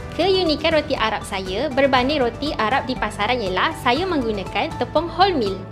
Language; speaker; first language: Malay; native; Malay